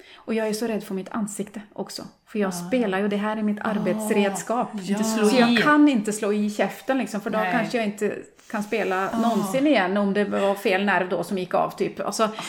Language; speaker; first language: Swedish; non-native, fluent; Norwegian